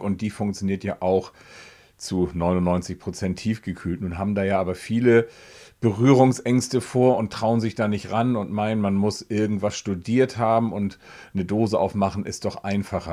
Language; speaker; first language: German; native; German